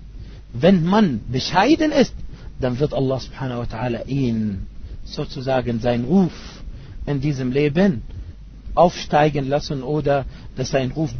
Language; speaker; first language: German; non-native, fluent; Arabic